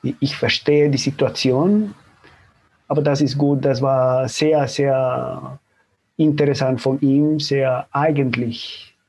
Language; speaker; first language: German; non-native, fluent; Spanish